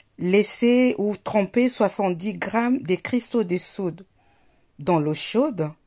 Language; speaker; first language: French; non-native, local second language; Lingala